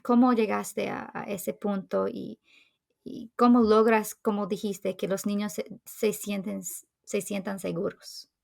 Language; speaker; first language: Spanish; non-native, fluent; English